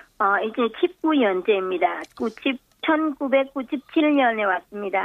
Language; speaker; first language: Korean; non-native, fluent; Thai